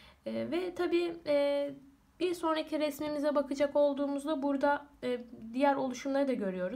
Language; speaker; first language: Turkish; native; Turkish